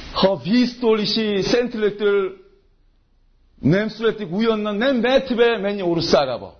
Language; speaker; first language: Hungarian; non-native, learner; Korean